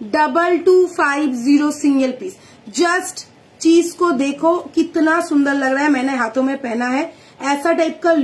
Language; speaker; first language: Hindi; non-native, local second language; Bangla